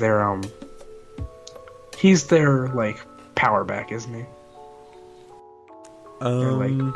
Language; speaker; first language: English; native; English